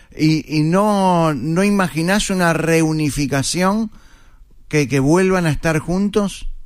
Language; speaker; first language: Spanish; native; Spanish